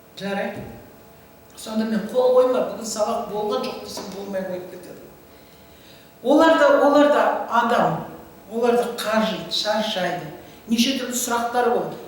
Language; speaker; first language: Kazakh; native; Kazakh